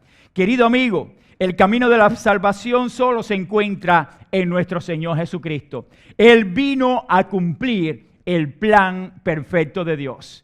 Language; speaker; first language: Spanish; native; Spanish